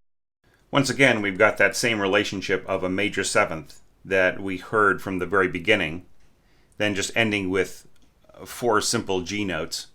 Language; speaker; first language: English; native; English